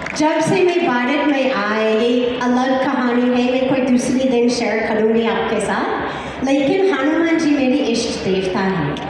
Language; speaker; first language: Hindi; non-native, fluent; English